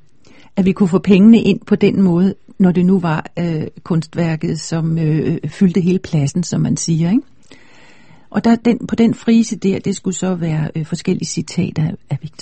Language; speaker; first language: Danish; native; Danish